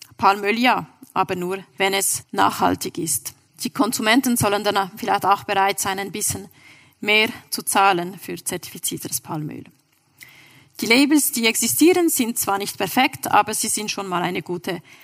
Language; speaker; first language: German; non-native, local second language; French